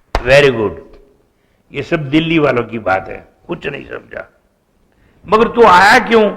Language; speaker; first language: Hindi; non-native, local second language; Gujarati